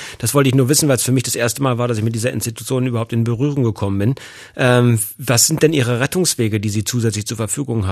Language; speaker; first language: German; native; German